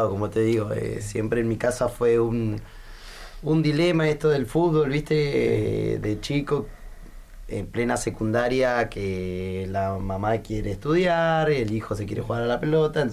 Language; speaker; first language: Spanish; native; Spanish